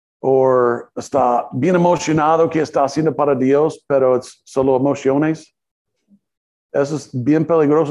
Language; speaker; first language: Spanish; non-native, learner; English